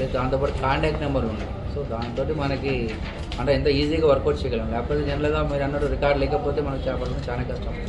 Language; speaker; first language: Telugu; native; Telugu